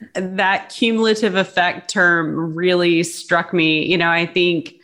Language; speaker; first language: English; native; English